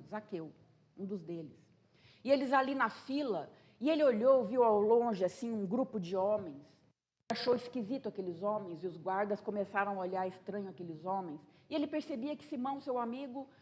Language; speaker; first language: Portuguese; native; Portuguese